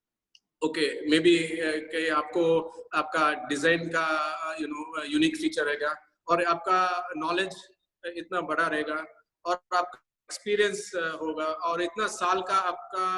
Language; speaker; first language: Hindi; non-native, local second language; Tamil